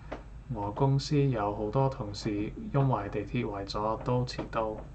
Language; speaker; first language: Cantonese; non-native, learner; English